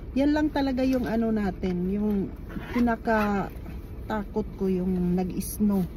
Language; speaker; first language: Filipino; non-native, local second language; Cebuano